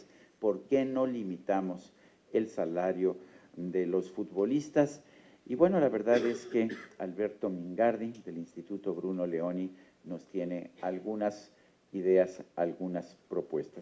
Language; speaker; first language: Spanish; native; Spanish